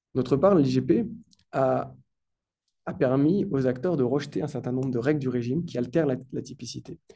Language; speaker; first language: French; native; French